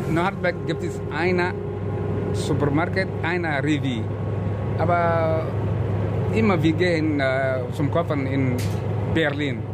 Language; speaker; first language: German; non-native, learner; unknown